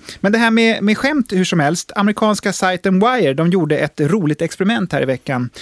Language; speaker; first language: Swedish; native; Swedish